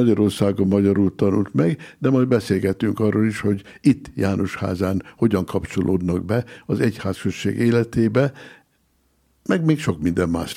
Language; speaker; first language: Hungarian; native; Hungarian